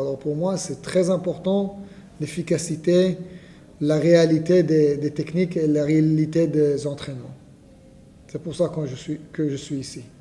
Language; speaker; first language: French; non-native, fluent; Hebrew